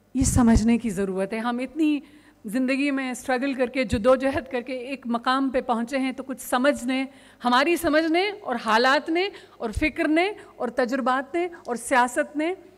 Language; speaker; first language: Urdu; non-native, local second language; Sindhi